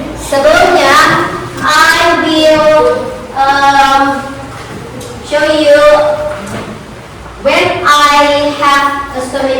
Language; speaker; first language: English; non-native, learner; Indonesian